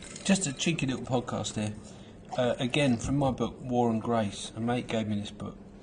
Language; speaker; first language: English; native; English